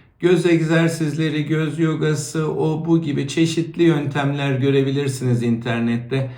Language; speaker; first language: Turkish; native; Turkish